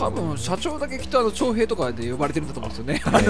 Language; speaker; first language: Japanese; native; Japanese